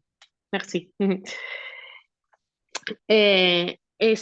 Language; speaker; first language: French; non-native, learner; Spanish